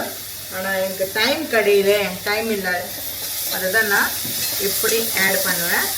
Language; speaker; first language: Tamil; non-native, learner; Malayalam